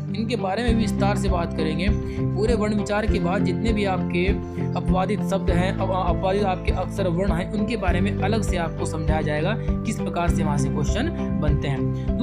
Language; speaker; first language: Hindi; native; Hindi